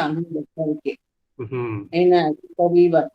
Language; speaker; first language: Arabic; non-native, learner; Divehi